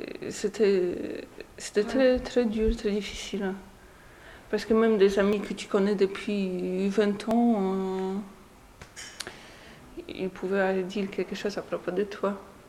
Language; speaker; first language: French; non-native, fluent; Polish